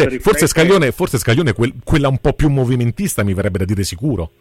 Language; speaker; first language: Italian; native; Italian